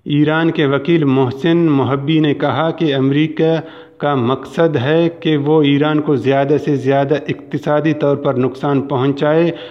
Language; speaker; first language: Urdu; non-native, local second language; Baluchi